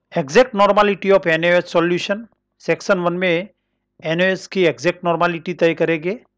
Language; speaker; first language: Hindi; non-native, local second language; Marathi